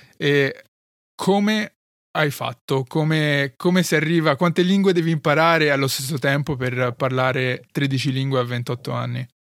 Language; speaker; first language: Italian; early bilingual, other home language; Arabic